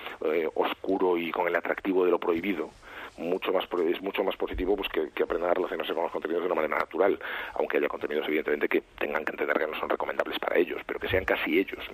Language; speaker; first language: Spanish; native; Spanish